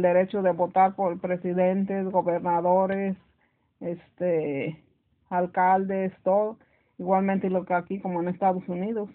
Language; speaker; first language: Spanish; native; Spanish